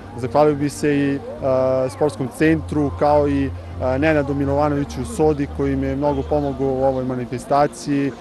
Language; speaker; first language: Serbian; native; Serbian